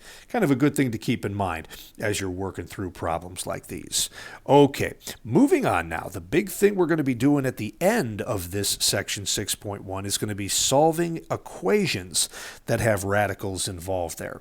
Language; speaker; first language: English; native; English